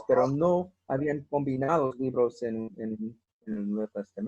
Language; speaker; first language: Spanish; non-native, fluent; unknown